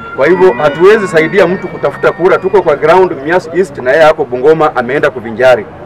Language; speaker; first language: Swahili; non-native, local second language; Luyia